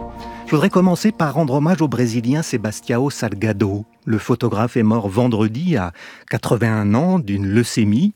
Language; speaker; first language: French; native; French